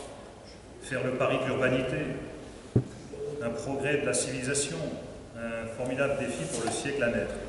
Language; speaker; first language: French; native; French